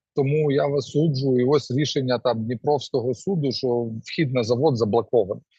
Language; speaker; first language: Ukrainian; non-native, local second language; Russian